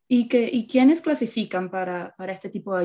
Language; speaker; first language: Spanish; native; Spanish